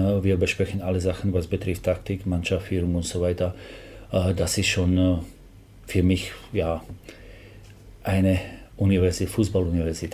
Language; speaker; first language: German; non-native, fluent; Slovak